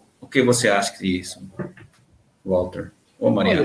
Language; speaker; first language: Portuguese; non-native, learner; English